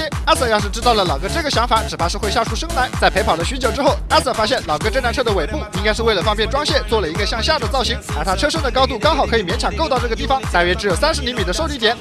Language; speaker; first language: Chinese; native; Chinese